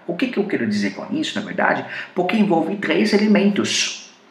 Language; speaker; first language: Portuguese; non-native, fluent; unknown